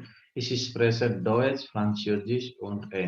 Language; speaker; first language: German; non-native, fluent; Hindi